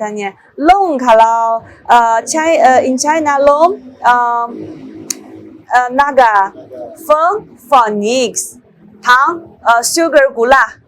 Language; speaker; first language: Indonesian; non-native, learner; Chinese